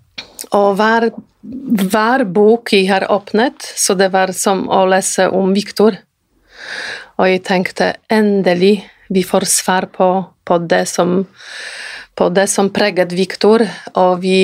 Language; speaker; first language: Norwegian; non-native, fluent; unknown